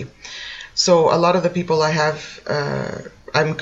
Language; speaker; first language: English; native; English